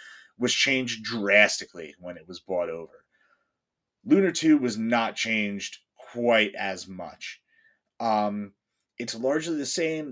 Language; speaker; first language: English; native; English